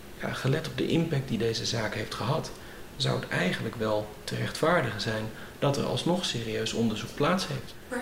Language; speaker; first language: Dutch; native; Dutch